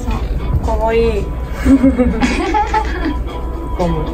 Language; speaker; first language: Japanese; native; Japanese